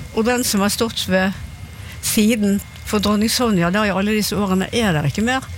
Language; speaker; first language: Norwegian; native; Norwegian